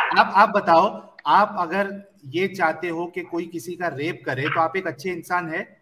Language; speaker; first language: Hindi; native; Hindi